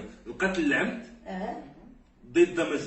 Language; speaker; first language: Arabic; native; Arabic